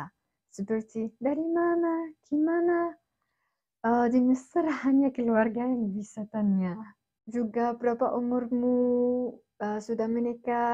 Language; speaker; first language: Indonesian; non-native, fluent; Arabic